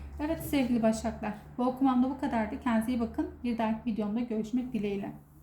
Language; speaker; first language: Turkish; native; Turkish